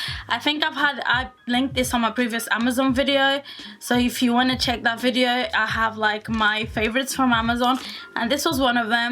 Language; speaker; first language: English; native; English